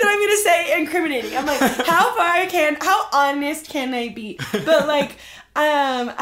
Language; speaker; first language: English; native; English